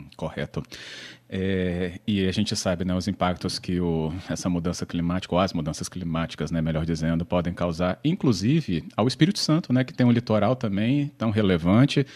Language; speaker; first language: Portuguese; native; Portuguese